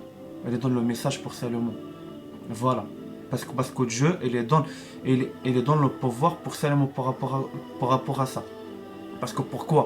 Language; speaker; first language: French; non-native, learner; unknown